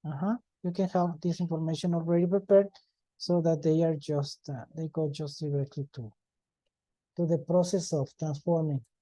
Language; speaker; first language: English; non-native, fluent; Spanish